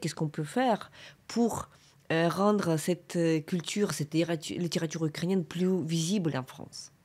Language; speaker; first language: French; non-native, fluent; Ukrainian